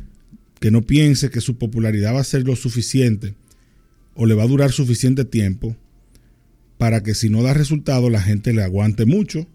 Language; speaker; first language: Spanish; native; Spanish